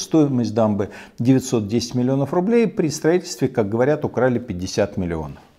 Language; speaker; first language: Russian; native; Russian